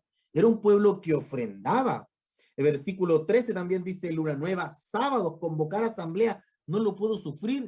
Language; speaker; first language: Spanish; native; Spanish